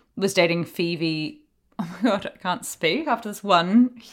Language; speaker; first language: English; native; English